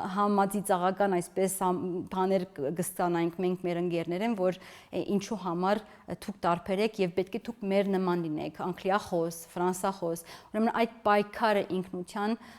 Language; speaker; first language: Armenian; early bilingual, heritage; Armenian